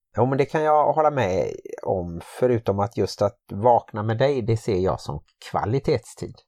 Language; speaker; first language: Swedish; native; Swedish